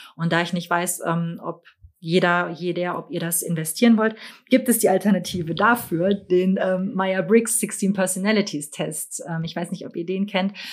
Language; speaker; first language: German; native; German